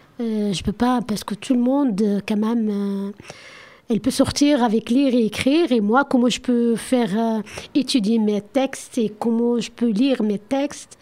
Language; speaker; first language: French; non-native, learner; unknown